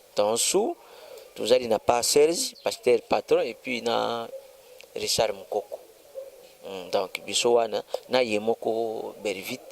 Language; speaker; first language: Lingala; non-native, local second language; Kongo